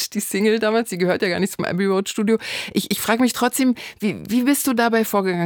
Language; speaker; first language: German; native; German